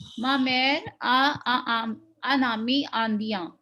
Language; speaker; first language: French; non-native, learner; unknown